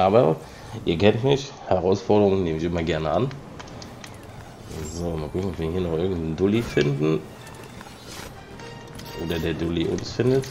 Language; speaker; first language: German; native; German